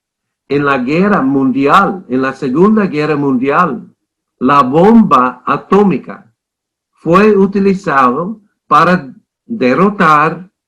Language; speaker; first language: Spanish; non-native, fluent; English